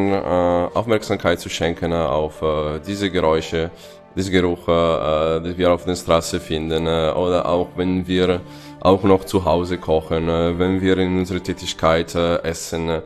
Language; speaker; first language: German; non-native, fluent; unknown